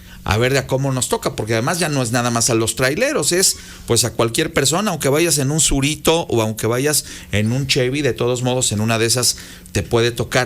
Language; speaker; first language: Spanish; native; Spanish